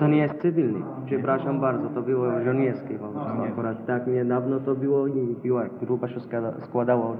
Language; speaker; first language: Polish; non-native, learner; Arabic